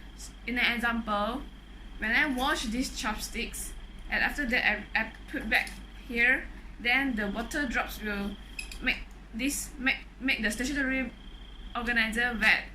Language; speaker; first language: English; non-native, local second language; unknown